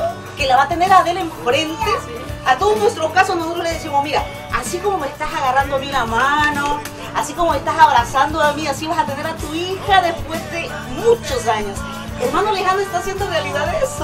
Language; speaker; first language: Spanish; native; Spanish